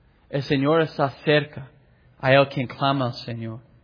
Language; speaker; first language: Spanish; non-native, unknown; English